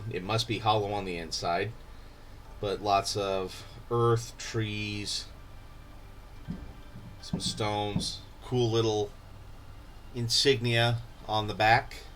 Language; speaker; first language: English; native; English